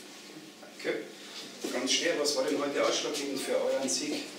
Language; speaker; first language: German; native; German